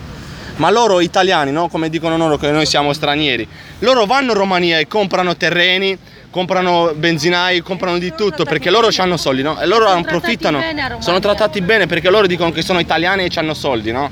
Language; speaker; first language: Italian; early bilingual, other home language; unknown